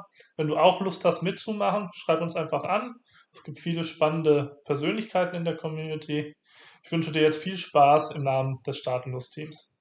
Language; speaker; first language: German; native; German